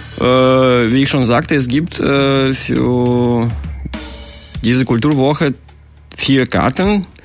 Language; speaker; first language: German; non-native, fluent; Russian